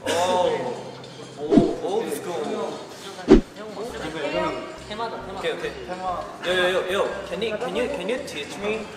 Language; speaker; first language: English; non-native, learner; Korean